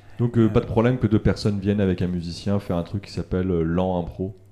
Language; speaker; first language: French; native; French